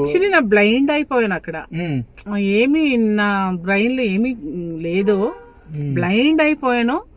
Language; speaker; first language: Telugu; non-native, learner; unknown